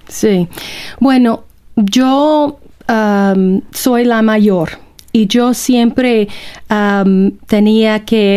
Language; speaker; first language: Spanish; non-native, fluent; English